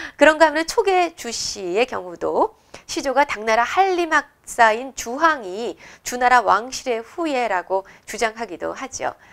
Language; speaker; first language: Korean; native; Korean